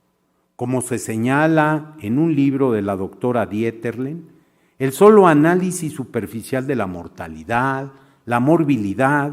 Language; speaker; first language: Spanish; native; Spanish